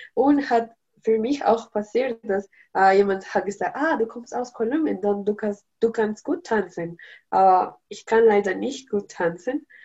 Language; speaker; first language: German; non-native, learner; Spanish